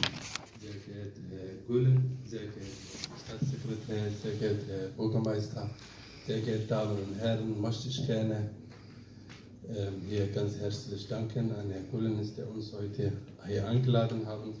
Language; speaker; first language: German; non-native, fluent; Somali